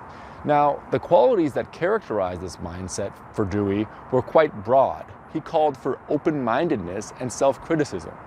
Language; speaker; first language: English; native; English